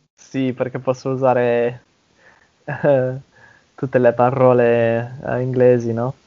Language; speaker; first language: Italian; non-native, fluent; English